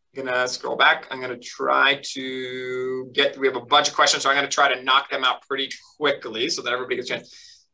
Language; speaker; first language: English; native; English